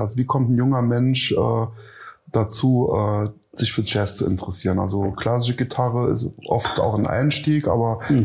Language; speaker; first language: German; native; German